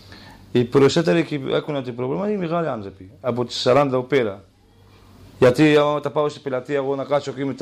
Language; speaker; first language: Greek; non-native, learner; Kurdish